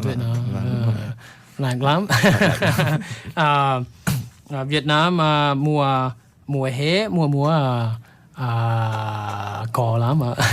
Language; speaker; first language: Vietnamese; non-native, learner; English